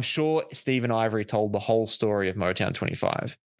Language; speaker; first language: English; native; English